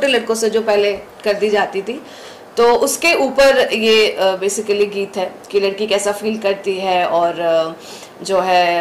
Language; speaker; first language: Hindi; native; Hindi